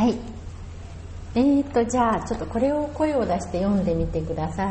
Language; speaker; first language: Japanese; native; Japanese